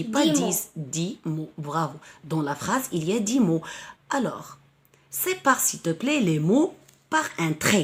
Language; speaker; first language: French; non-native, local second language; Arabic